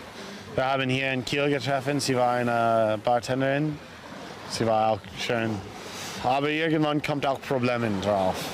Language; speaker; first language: German; non-native, fluent; English